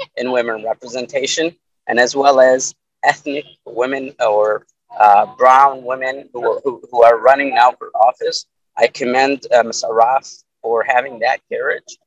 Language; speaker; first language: English; early bilingual, other home language; Arabic